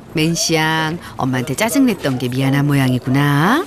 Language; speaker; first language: Korean; native; Korean